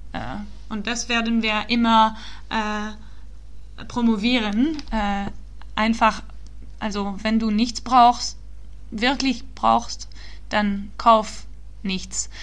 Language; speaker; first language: German; early bilingual, heritage; German